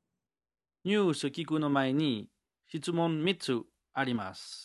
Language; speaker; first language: Japanese; non-native, learner; French